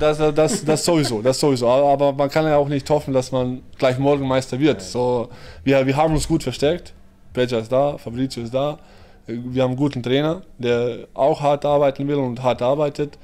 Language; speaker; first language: German; early bilingual, other home language; Bosnian